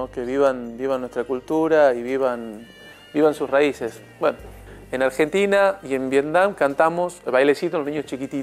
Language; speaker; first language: Spanish; native; Spanish